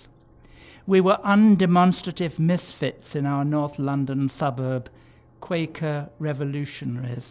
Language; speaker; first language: English; native; English